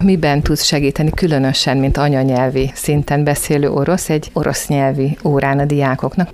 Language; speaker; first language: Hungarian; native; Hungarian